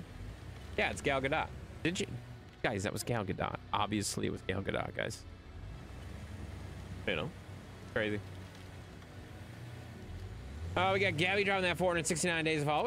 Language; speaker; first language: English; native; English